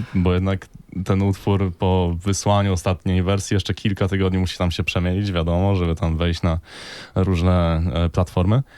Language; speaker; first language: Polish; native; Polish